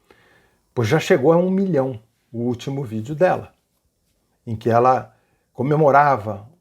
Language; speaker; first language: Portuguese; native; Portuguese